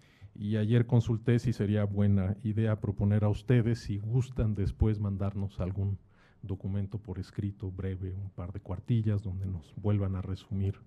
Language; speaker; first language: Spanish; native; Spanish